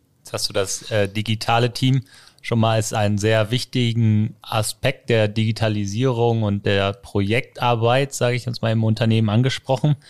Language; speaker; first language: German; native; German